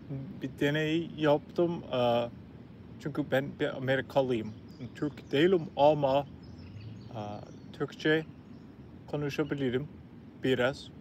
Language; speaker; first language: Turkish; non-native, learner; English